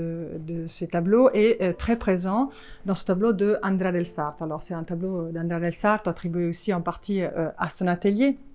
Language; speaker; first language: French; non-native, fluent; Italian